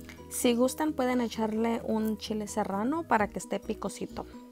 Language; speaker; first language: Spanish; early bilingual, heritage; Spanish